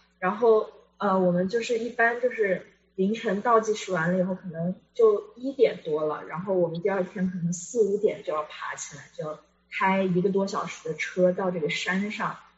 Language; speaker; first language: Chinese; native; Chinese